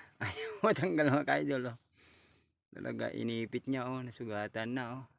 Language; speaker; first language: Filipino; non-native, local second language; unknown